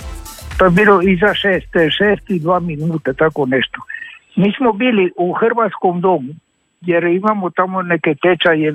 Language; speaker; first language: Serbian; early bilingual, heritage; Serbian